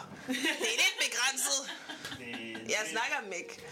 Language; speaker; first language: Danish; early bilingual, other home language; French